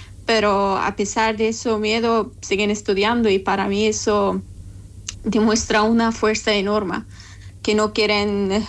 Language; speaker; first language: Spanish; non-native, learner; Persian